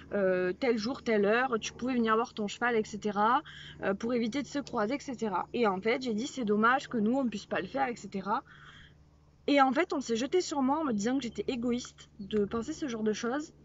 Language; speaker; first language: French; native; French